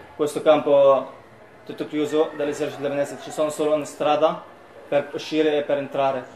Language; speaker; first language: Italian; non-native, learner; Arabic